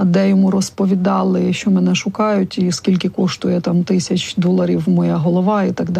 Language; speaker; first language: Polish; non-native, learner; Ukrainian